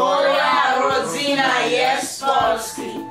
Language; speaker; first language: Polish; non-native, learner; French